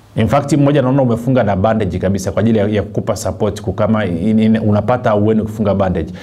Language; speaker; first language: Swahili; native; Swahili